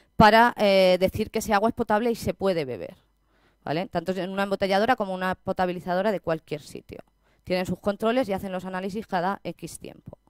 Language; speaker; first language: Spanish; native; Spanish